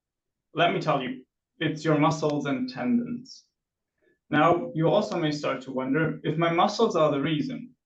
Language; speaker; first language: English; non-native, fluent; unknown